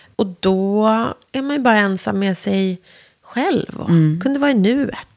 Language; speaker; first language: Swedish; native; Swedish